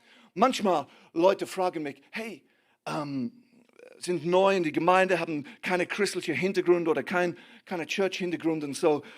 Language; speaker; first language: German; non-native, fluent; English